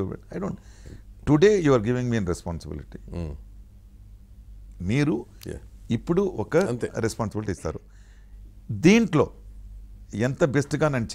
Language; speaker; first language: Telugu; non-native, learner; Tamil